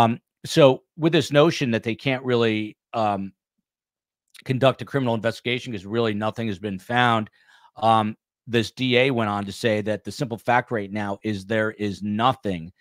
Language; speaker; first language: English; native; English